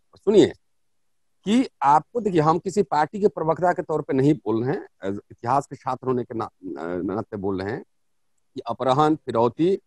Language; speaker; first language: Hindi; native; Hindi